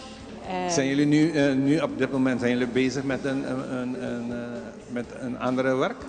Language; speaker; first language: Dutch; non-native, local second language; Papiamento